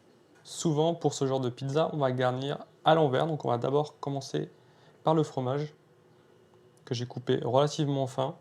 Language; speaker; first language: French; native; French